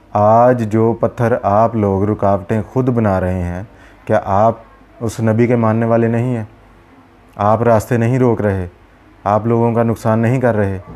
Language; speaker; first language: Urdu; non-native, local second language; Punjabi